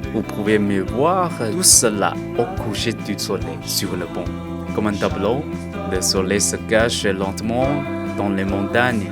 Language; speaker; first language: French; non-native, learner; Chinese